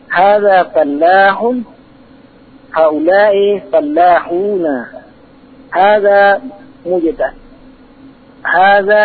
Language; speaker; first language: Arabic; non-native, learner; Indonesian